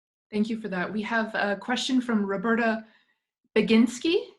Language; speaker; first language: English; native; English